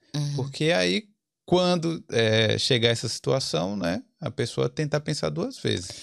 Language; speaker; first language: Portuguese; native; Portuguese